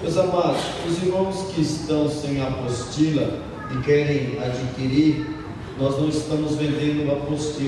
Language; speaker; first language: Portuguese; native; Portuguese